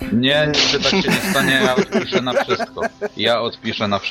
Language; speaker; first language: Polish; native; Polish